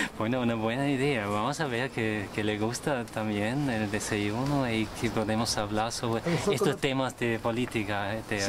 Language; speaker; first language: Spanish; non-native, learner; German